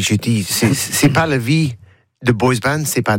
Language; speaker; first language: French; non-native, learner; English